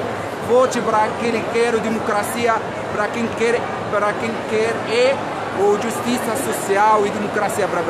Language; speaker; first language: Portuguese; non-native, learner; Arabic